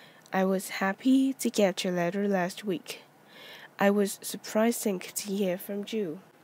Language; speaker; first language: English; non-native, local second language; Cantonese